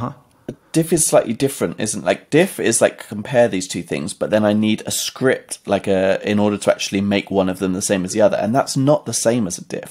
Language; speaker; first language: English; native; English